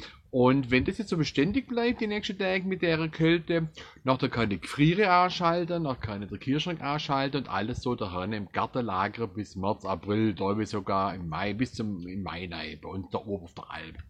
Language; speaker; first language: German; native; German